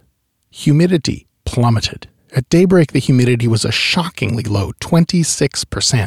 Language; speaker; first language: English; native; English